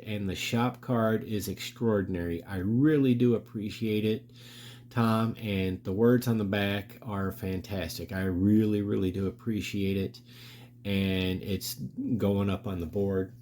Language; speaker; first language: English; native; English